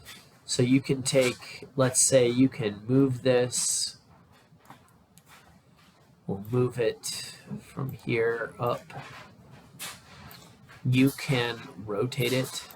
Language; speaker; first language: English; native; English